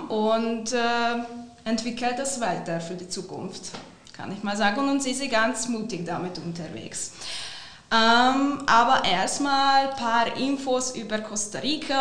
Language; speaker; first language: German; non-native, fluent; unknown